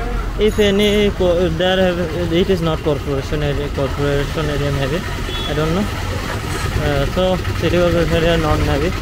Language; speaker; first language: English; non-native, learner; Bangla